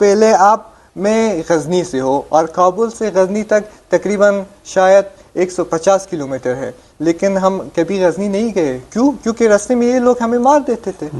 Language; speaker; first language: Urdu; non-native, fluent; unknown